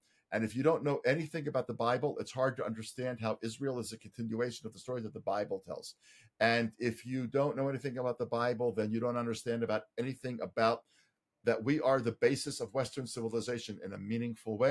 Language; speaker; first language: English; native; English